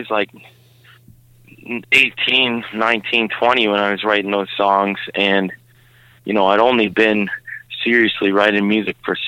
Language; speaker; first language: English; native; English